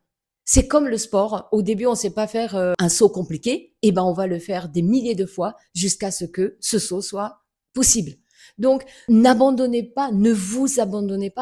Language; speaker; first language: French; native; French